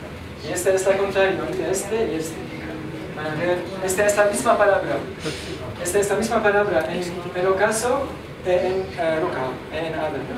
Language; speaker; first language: Spanish; non-native, learner; Arabic